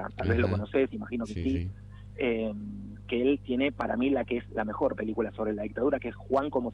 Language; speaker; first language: Spanish; native; Spanish